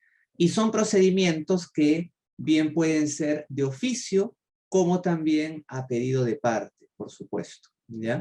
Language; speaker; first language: Spanish; native; Spanish